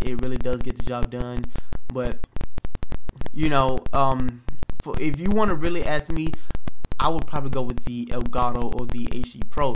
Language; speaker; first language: English; native; English